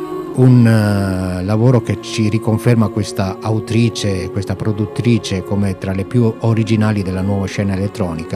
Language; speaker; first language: Italian; native; Italian